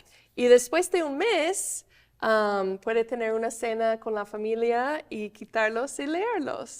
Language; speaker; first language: Spanish; non-native, fluent; English